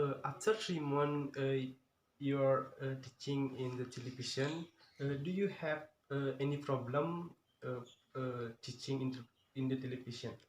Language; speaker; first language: English; non-native, learner; Indonesian